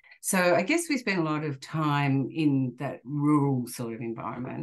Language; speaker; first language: English; native; English